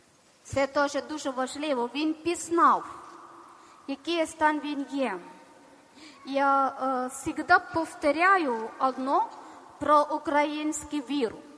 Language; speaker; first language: Ukrainian; non-native, learner; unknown